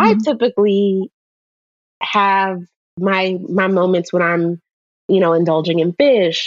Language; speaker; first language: English; native; English